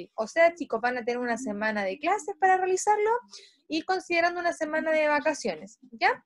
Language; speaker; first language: Spanish; native; Spanish